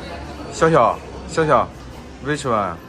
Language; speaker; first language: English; non-native, learner; Chinese